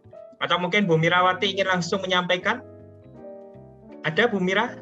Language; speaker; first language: Indonesian; non-native, local second language; Javanese